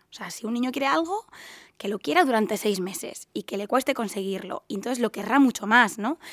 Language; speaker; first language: Spanish; native; Spanish